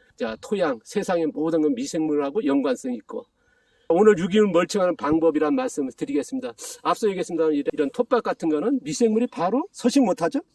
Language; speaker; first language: Korean; native; Korean